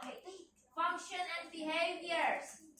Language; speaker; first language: English; non-native, learner; Indonesian